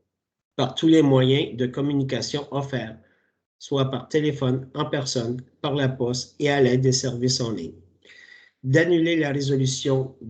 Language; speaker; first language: French; native; French